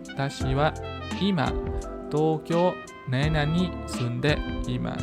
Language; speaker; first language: Japanese; non-native, fluent; Indonesian